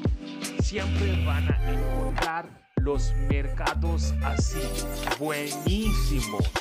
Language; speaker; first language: Spanish; non-native, fluent; Hindi